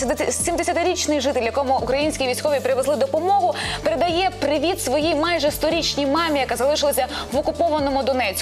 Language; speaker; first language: Ukrainian; native; Ukrainian